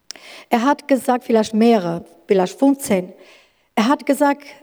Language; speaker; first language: German; non-native, learner; Kurdish